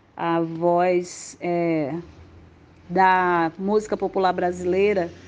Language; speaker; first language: Portuguese; native; Portuguese